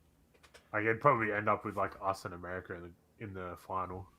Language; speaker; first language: English; native; English